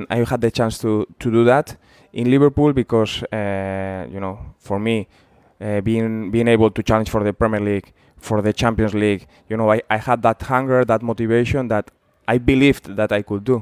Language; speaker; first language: English; non-native, fluent; Spanish